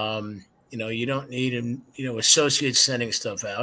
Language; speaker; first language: English; native; English